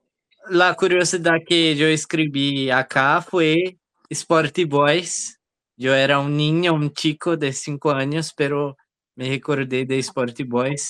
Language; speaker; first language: Spanish; non-native, learner; Portuguese